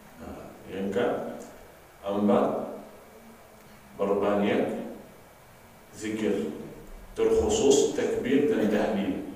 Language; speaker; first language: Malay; non-native, fluent; Arabic